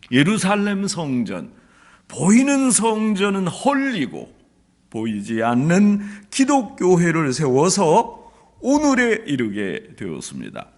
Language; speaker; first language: Korean; native; Korean